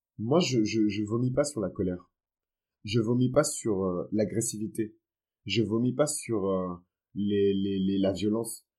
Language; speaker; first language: French; early bilingual, other home language; Fon